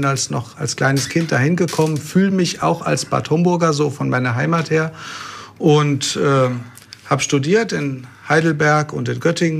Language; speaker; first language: German; native; German